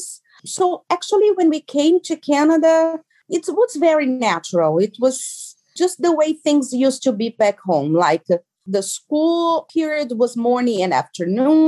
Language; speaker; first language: English; non-native, fluent; Portuguese